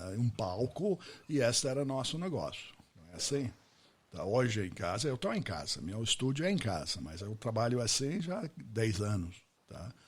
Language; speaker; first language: Portuguese; non-native, fluent; English